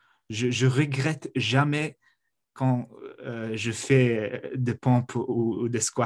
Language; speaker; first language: French; non-native, fluent; Mongolian